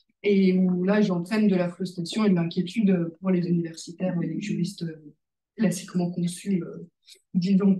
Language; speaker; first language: French; native; French